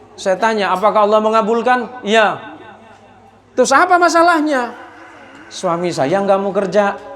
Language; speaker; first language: Indonesian; non-native, local second language; Madurese